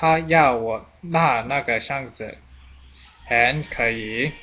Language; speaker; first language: Chinese; non-native, learner; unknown